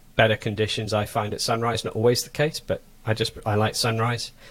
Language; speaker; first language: English; native; English